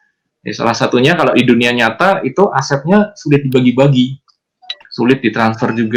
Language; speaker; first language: Indonesian; native; Indonesian